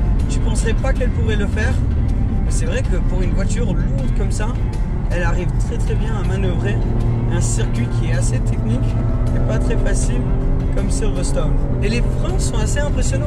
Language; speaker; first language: French; native; French